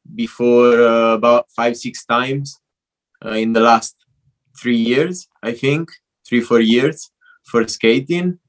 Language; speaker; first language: English; non-native, fluent; Italian